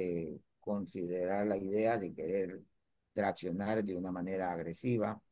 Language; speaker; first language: Spanish; native; Spanish